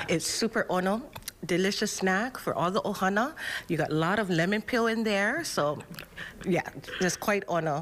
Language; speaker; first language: English; native; English